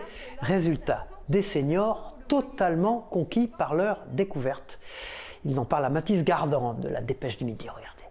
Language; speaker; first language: French; native; French